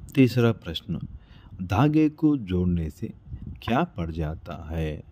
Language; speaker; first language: Hindi; non-native, local second language; Telugu